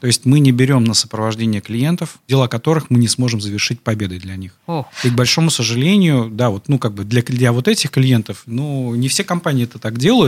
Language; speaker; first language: Russian; native; Russian